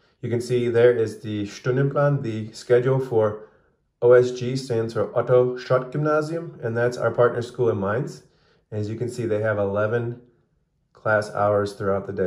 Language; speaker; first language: English; native; English